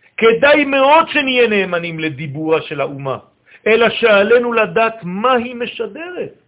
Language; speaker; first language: Hebrew; non-native, fluent; French